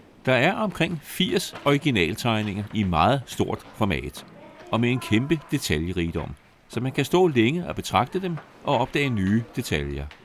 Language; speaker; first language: Danish; native; Danish